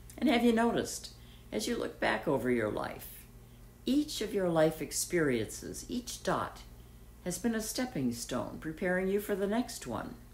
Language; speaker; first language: English; native; English